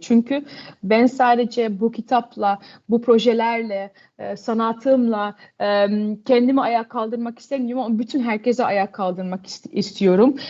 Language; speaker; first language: Turkish; early bilingual, heritage; Turkish